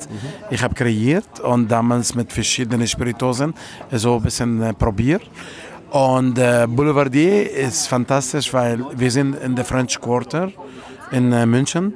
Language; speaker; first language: German; non-native, fluent; Italian